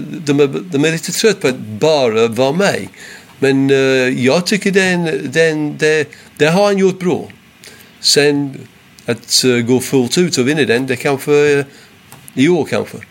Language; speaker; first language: Swedish; non-native, fluent; English